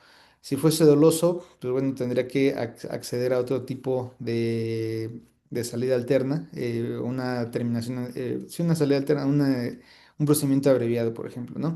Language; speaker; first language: Spanish; native; Spanish